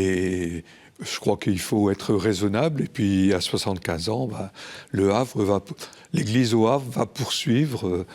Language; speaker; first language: French; native; French